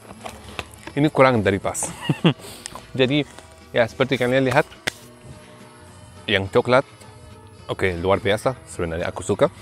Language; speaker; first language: Indonesian; non-native, learner; Arabic